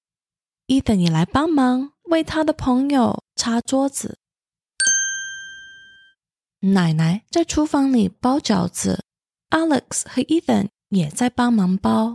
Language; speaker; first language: Chinese; early bilingual, heritage; Chinese